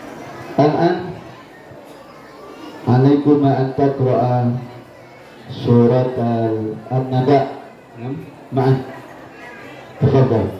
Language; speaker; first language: Arabic; non-native, learner; Indonesian